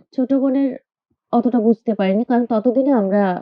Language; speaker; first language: Bangla; native; Bangla